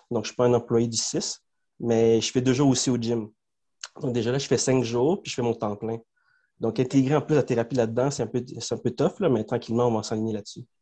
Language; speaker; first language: French; early bilingual, other home language; Spanish